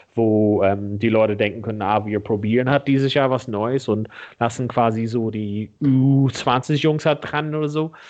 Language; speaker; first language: German; non-native, fluent; English